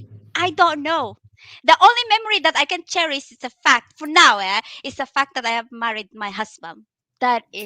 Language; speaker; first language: English; non-native, local second language; Filipino